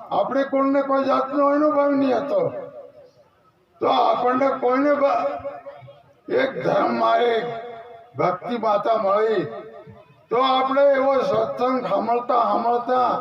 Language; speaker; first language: Gujarati; non-native, local second language; Bhili